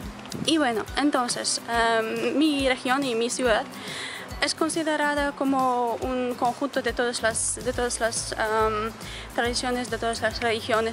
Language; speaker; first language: Spanish; non-native, fluent; Polish